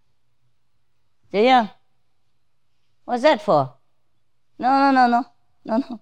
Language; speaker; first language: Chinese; non-native, fluent; Vietnamese